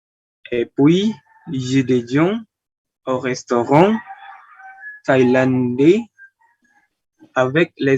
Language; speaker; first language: French; non-native, learner; Indonesian